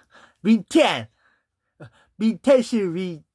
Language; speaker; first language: Chinese; non-native, learner; Korean